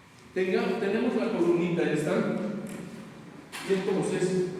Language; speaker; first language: Spanish; native; Spanish